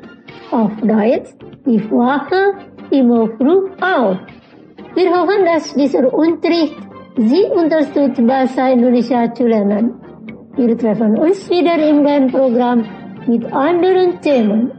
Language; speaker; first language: German; non-native, fluent; Indonesian